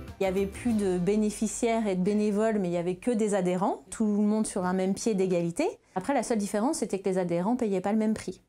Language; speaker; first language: French; native; French